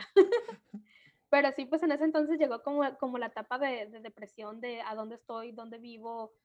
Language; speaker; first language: Spanish; native; Spanish